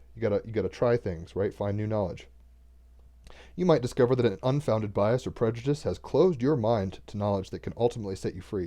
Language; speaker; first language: English; native; English